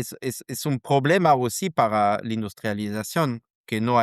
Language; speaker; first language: Spanish; non-native, learner; German